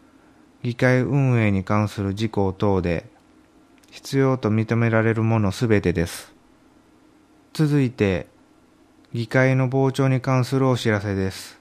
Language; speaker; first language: Japanese; native; Japanese